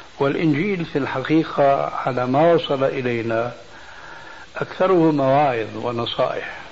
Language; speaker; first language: Arabic; early bilingual, other home language; Albanian